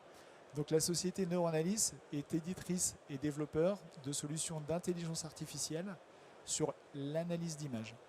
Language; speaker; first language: French; native; French